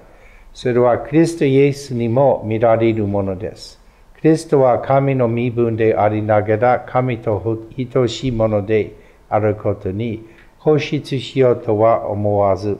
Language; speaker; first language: Japanese; non-native, fluent; English